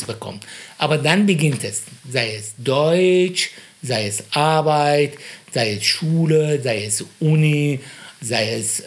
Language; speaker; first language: German; non-native, fluent; Persian